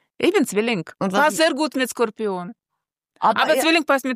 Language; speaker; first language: German; non-native, fluent; Russian